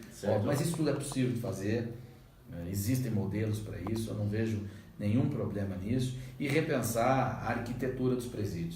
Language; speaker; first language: Portuguese; native; Portuguese